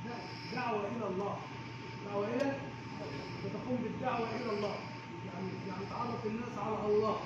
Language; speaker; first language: Arabic; non-native, learner; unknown